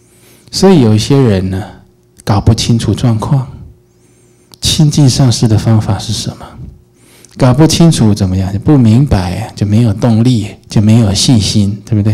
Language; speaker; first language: Chinese; native; Chinese